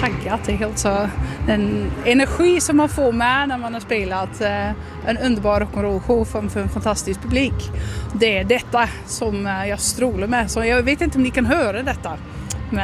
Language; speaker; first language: Swedish; non-native, fluent; Dutch